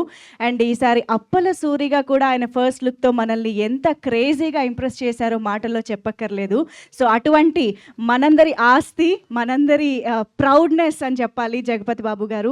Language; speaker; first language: Telugu; native; Telugu